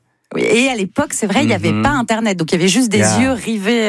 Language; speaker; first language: French; native; French